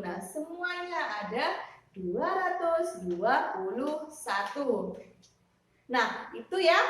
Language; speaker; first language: Indonesian; native; Indonesian